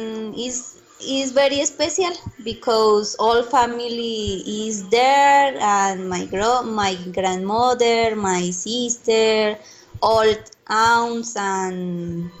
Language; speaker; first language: English; non-native, learner; Spanish